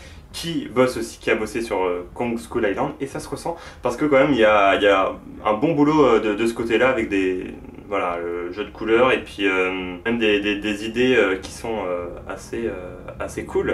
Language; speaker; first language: French; native; French